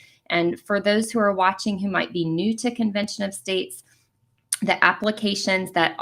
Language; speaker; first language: English; native; English